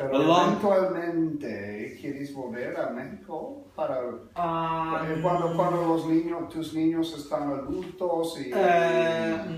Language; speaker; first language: Spanish; non-native, learner; English